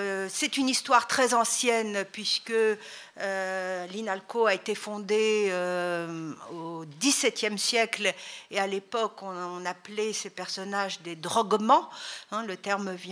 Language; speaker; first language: French; native; French